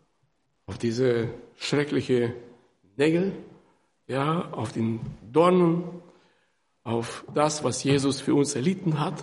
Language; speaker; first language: German; non-native, fluent; Russian